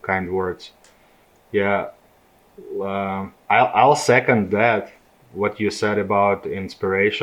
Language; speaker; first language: English; non-native, fluent; Ukrainian